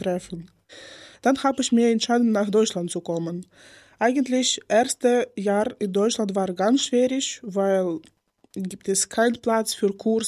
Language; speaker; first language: German; non-native, learner; Ukrainian